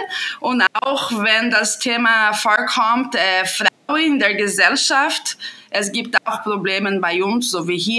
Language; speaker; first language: German; non-native, fluent; Portuguese